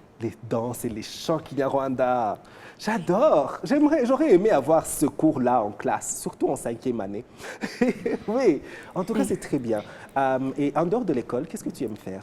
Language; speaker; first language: French; non-native, local second language; Kinyarwanda